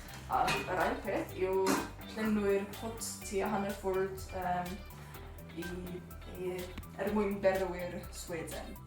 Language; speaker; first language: Welsh; non-native, learner; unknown